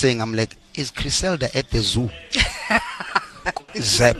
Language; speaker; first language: English; non-native, local second language; Zulu